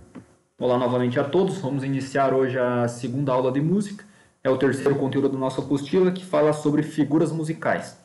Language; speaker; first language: Portuguese; native; Portuguese